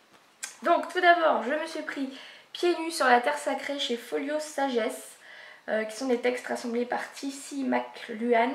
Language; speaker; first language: French; native; French